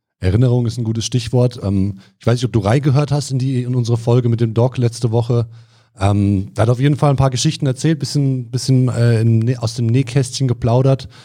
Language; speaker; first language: German; native; German